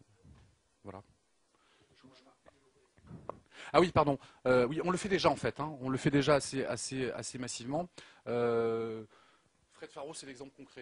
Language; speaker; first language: French; native; French